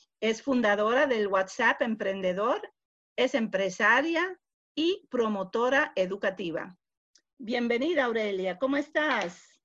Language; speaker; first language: Spanish; early bilingual, heritage; Spanish